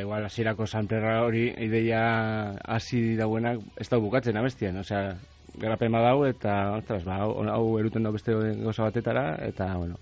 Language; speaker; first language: Basque; native; Basque